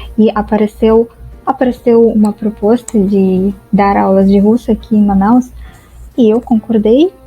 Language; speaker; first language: Portuguese; non-native, fluent; Russian